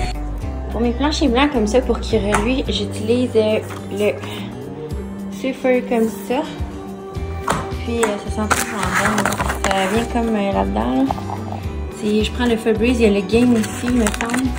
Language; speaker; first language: French; native; French